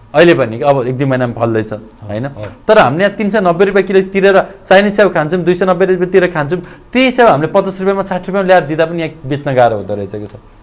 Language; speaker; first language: Nepali; native; Nepali